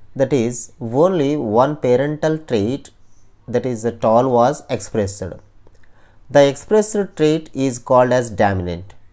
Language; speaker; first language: English; non-native, local second language; Telugu